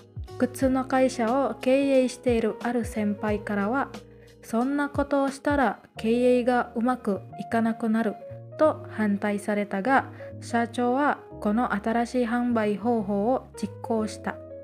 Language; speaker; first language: Japanese; non-native, learner; Indonesian